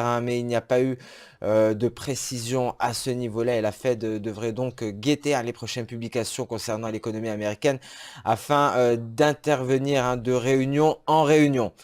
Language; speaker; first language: French; native; French